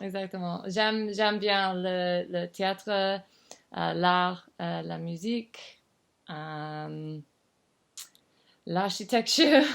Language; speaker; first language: French; non-native, learner; English